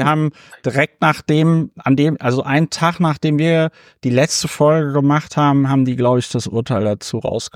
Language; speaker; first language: German; native; German